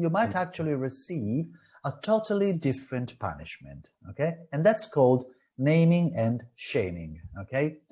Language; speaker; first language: English; non-native, fluent; Italian